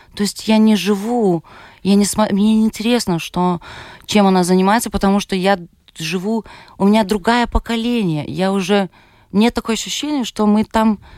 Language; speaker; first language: Russian; non-native, fluent; Lithuanian